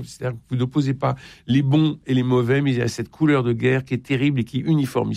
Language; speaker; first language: French; native; French